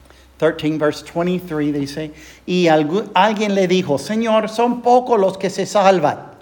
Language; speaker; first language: Spanish; non-native, fluent; English